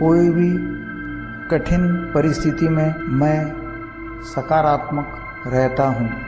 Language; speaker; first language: Hindi; non-native, local second language; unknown